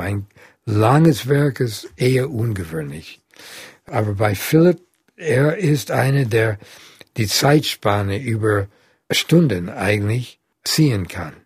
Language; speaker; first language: German; non-native, fluent; English